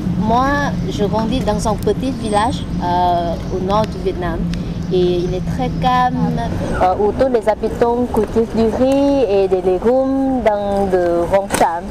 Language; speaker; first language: French; non-native, fluent; Vietnamese